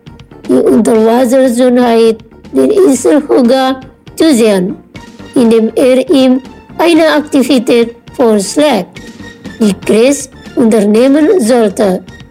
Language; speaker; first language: German; non-native, fluent; Indonesian